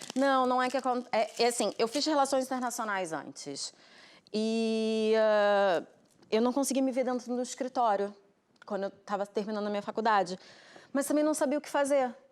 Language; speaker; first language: Portuguese; native; Portuguese